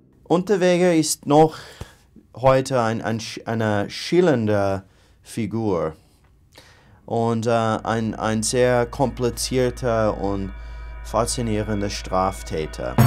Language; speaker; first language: German; non-native, fluent; English